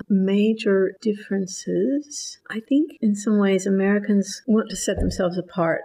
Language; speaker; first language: English; native; English